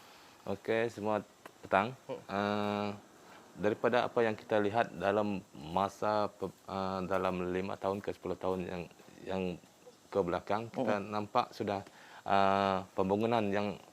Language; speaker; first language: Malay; non-native, local second language; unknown